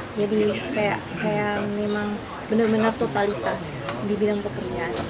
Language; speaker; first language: Indonesian; native; Indonesian